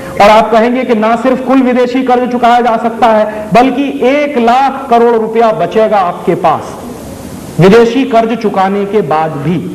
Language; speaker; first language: Hindi; native; Hindi